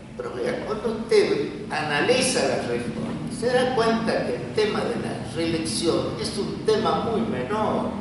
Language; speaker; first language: Spanish; native; Spanish